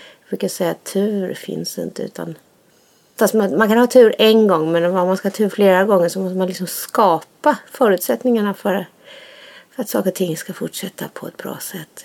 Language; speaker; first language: Swedish; native; Swedish